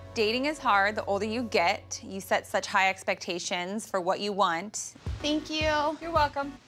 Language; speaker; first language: English; native; English